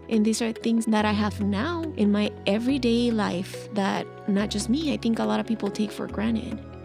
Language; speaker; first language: English; non-native, fluent; Spanish